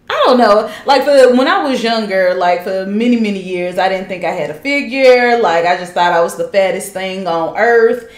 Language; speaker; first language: English; native; English